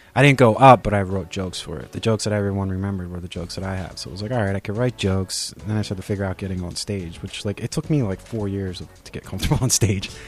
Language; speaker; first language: English; native; English